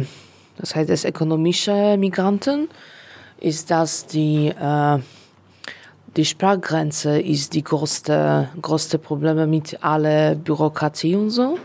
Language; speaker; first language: German; non-native, learner; Polish